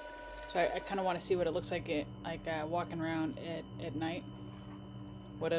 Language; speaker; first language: English; native; English